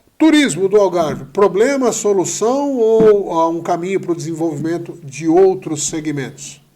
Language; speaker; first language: Portuguese; native; Portuguese